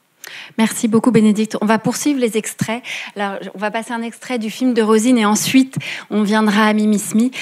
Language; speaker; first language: French; native; French